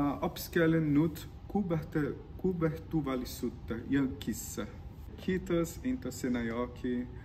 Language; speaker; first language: Finnish; non-native, learner; Portuguese